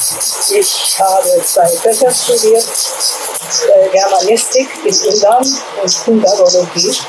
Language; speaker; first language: German; non-native, fluent; Hungarian